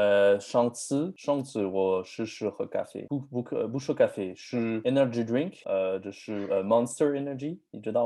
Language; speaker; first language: Chinese; non-native, learner; French